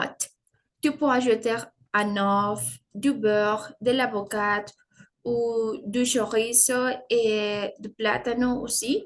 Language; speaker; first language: French; non-native, learner; Spanish